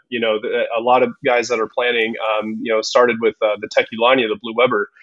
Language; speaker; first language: English; early bilingual, other home language; Spanish